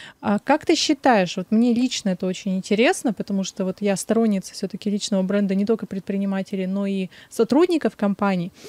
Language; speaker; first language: Russian; native; Russian